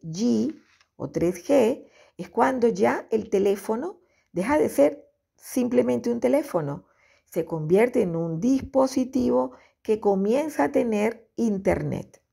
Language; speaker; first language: Spanish; native; Spanish